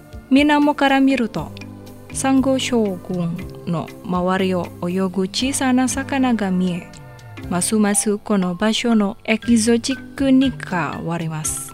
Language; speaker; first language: Japanese; non-native, fluent; Indonesian